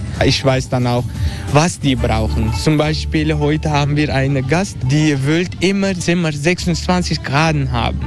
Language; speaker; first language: German; non-native, fluent; Turkish